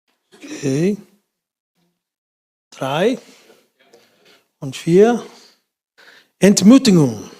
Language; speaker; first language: German; non-native, fluent; Portuguese